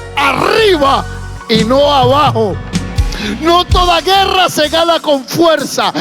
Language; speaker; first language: Spanish; native; Spanish